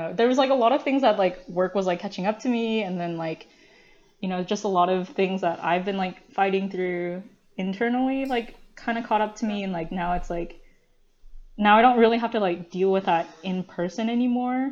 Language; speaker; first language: English; early bilingual, other home language; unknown